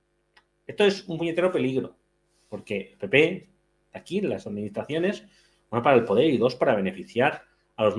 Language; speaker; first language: Spanish; native; Spanish